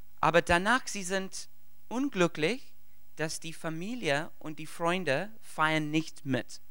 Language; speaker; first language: German; non-native, fluent; English